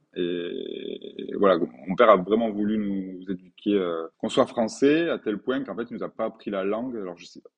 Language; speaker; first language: French; native; French